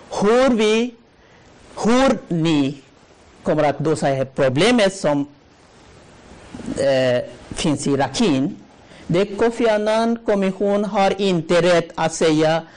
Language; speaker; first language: Swedish; non-native, learner; Rohingya